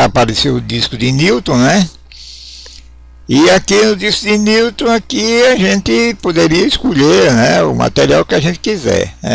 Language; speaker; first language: Portuguese; native; Portuguese